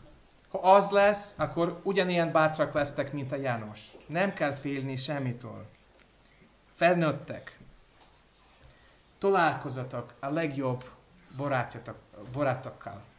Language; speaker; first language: Hungarian; non-native, fluent; English